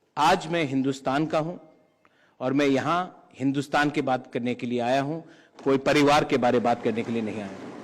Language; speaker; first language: Hindi; non-native, local second language; Kok Borok